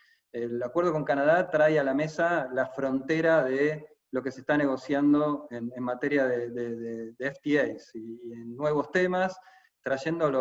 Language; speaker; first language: Spanish; native; Spanish